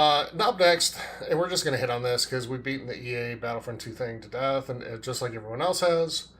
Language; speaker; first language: English; native; English